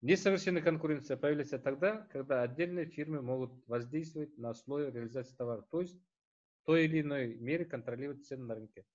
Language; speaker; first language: Russian; non-native, local second language; Kazakh